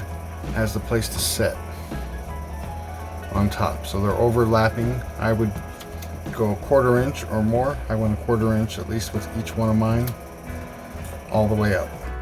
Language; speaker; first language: English; native; English